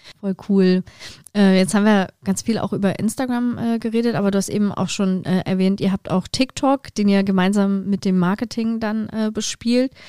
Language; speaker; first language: German; native; German